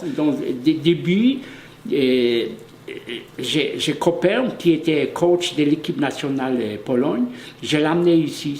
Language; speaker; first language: French; non-native, fluent; Polish